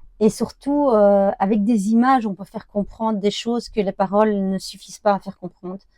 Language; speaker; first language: French; early bilingual, other home language; Arabic